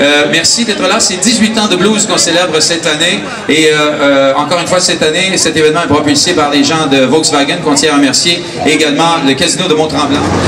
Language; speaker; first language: French; native; French